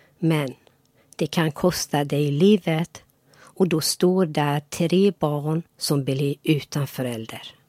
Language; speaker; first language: Swedish; non-native, fluent; Persian